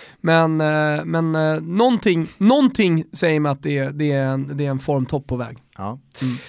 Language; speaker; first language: Swedish; native; Swedish